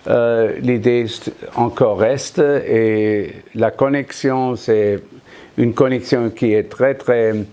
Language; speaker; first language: French; non-native, fluent; German